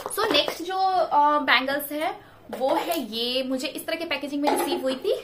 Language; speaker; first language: Hindi; native; Hindi